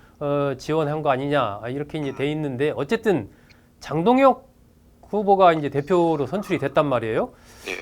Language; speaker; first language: Korean; native; Korean